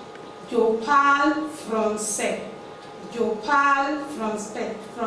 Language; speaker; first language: French; non-native, fluent; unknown